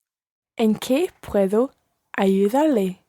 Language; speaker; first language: Spanish; non-native, learner; English